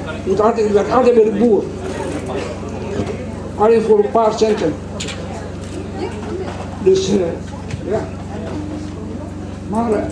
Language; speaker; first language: Dutch; early bilingual, other home language; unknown